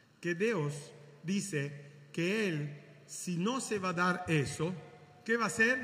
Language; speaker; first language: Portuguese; non-native, learner; Italian